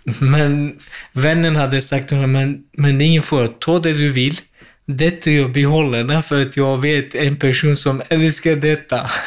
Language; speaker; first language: Swedish; non-native, fluent; Kurdish